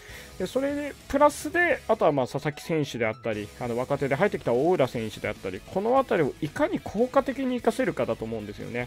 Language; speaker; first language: Japanese; native; Japanese